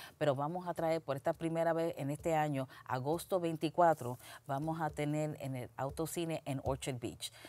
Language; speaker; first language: Spanish; early bilingual, heritage; Spanish